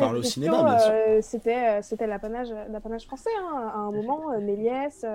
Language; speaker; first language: French; native; French